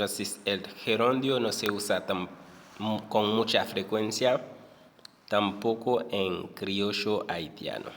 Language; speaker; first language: Spanish; non-native, fluent; Haitian Creole